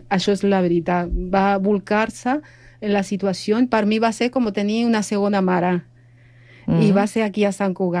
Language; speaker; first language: Catalan; non-native, fluent; Spanish